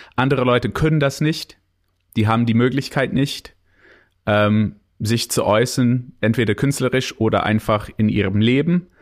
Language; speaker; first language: German; non-native, fluent; English